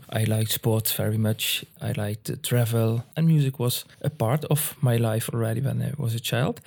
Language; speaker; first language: English; non-native, fluent; Dutch